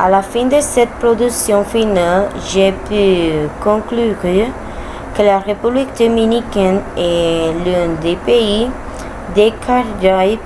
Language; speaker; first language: French; non-native, learner; Spanish